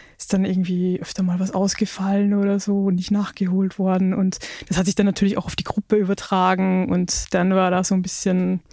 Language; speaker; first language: German; native; German